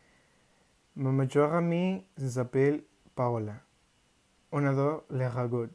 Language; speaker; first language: French; non-native, learner; Spanish